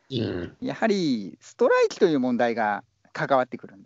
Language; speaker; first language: Japanese; native; Japanese